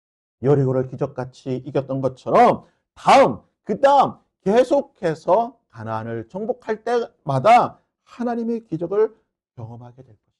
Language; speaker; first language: Korean; native; Korean